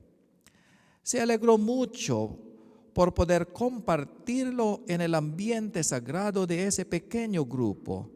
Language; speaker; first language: Spanish; non-native, learner; Filipino